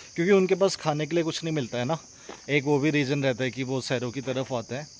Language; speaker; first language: Hindi; native; Hindi